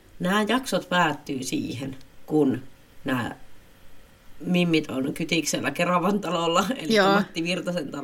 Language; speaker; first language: Finnish; native; Finnish